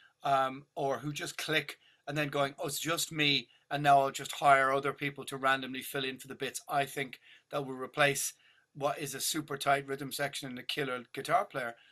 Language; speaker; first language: English; native; English